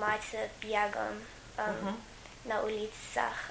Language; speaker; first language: Russian; non-native, learner; English